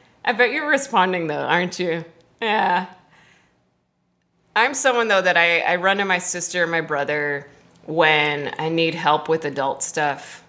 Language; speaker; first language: English; native; English